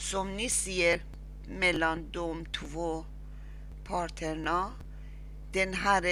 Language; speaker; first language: Swedish; non-native, learner; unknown